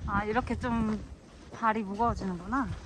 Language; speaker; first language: Korean; native; Korean